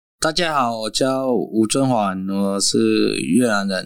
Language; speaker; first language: Chinese; non-native, fluent; Vietnamese